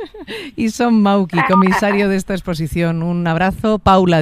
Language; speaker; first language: Spanish; native; Spanish